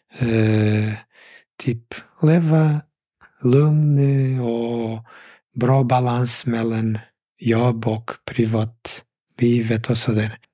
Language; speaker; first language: Swedish; non-native, fluent; Portuguese